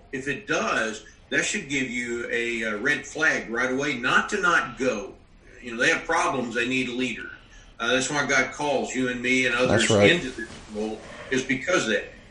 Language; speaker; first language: English; native; English